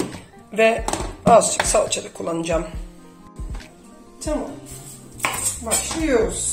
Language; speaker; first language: Turkish; non-native, fluent; Dutch